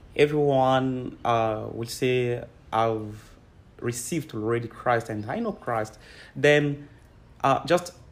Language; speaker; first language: English; non-native, fluent; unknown